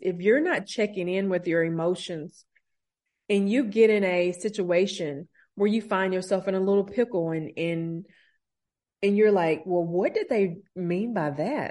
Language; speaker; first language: English; native; English